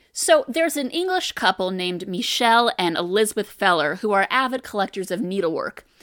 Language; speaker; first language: English; native; English